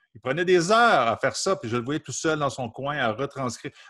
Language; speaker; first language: French; native; French